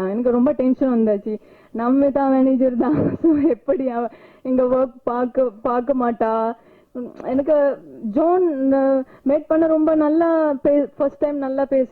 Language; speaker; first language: Tamil; non-native, learner; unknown